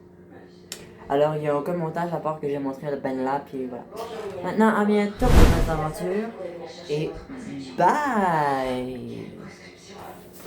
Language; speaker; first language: French; native; French